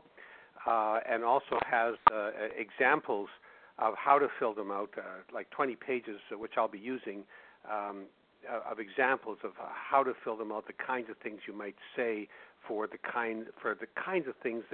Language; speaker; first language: English; native; English